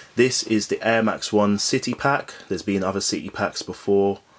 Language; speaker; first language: English; native; English